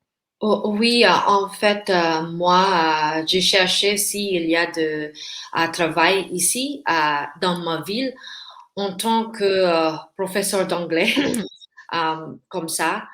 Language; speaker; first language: French; non-native, learner; Filipino